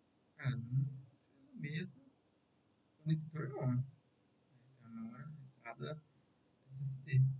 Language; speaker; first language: Portuguese; native; Portuguese